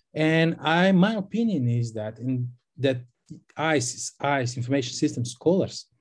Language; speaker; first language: English; non-native, fluent; Macedonian